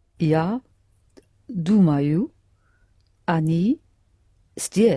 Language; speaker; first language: Russian; non-native, learner; English